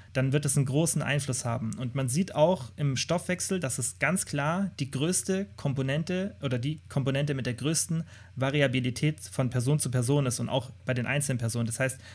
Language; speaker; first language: German; native; German